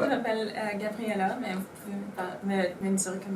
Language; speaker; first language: French; non-native, local second language; Spanish